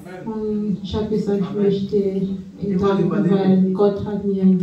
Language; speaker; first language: German; non-native, fluent; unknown